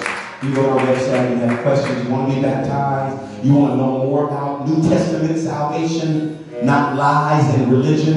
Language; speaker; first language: English; native; English